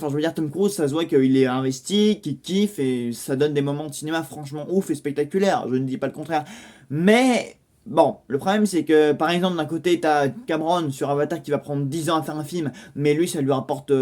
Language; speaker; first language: French; native; French